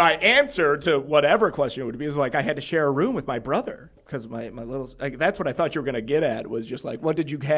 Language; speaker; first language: English; native; English